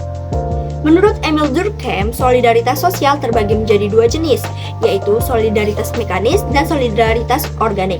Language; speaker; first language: Indonesian; native; Indonesian